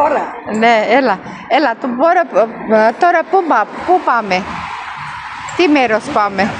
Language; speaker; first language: Greek; non-native, local second language; Armenian